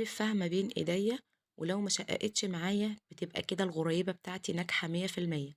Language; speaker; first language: Arabic; native; Arabic